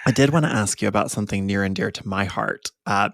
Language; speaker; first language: English; native; English